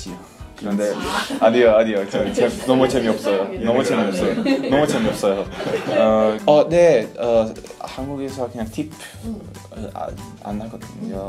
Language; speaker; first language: Korean; non-native, learner; Swedish